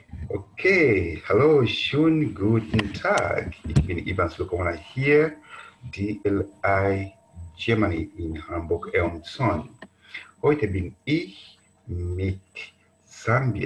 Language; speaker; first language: German; non-native, fluent; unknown